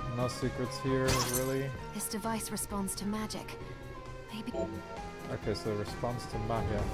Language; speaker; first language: English; native; English